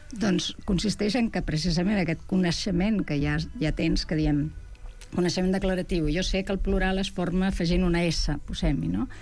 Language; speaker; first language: Catalan; native; Catalan